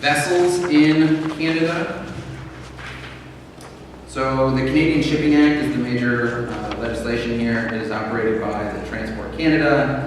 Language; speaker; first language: English; native; English